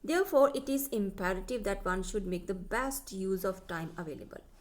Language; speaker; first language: English; non-native, local second language; Punjabi